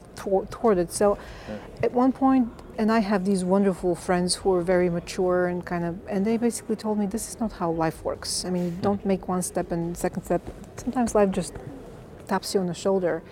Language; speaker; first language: English; non-native, fluent; Bulgarian